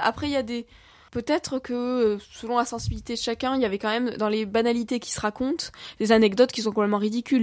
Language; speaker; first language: French; native; French